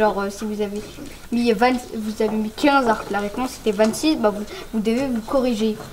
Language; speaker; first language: French; native; French